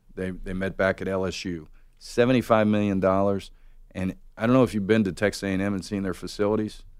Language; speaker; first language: English; native; English